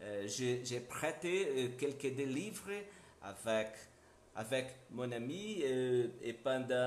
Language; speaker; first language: French; non-native, learner; Portuguese